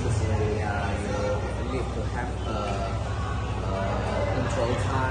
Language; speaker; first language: English; non-native, learner; Indonesian